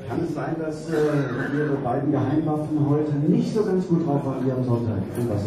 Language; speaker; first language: German; native; German